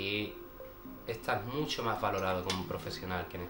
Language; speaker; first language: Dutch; non-native, learner; Spanish